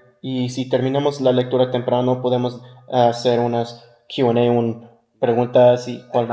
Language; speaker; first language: Spanish; early bilingual, heritage; English